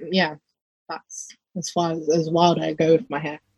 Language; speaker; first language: English; native; English